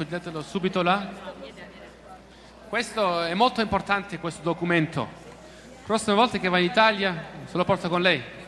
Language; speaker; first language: Italian; early bilingual, heritage; Italian